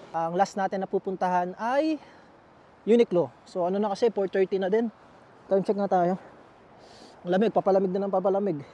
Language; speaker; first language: Filipino; native; Filipino